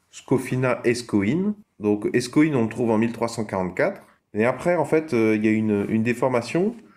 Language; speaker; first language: French; native; French